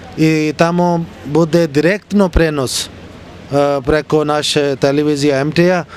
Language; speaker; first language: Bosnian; non-native, learner; Urdu